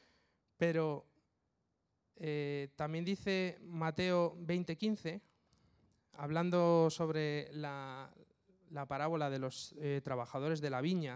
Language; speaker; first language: Spanish; native; Spanish